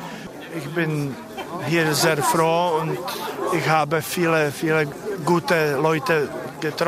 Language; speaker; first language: German; non-native, fluent; Czech